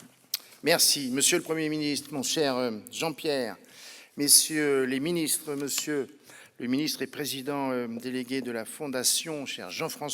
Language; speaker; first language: French; native; French